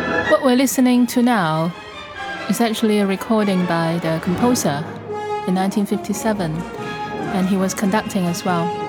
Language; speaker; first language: English; non-native, fluent; Chinese